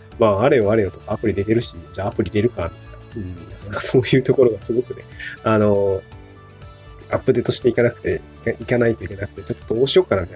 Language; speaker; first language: Japanese; native; Japanese